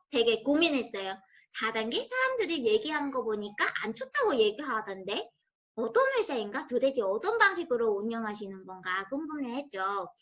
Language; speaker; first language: Korean; non-native, fluent; Vietnamese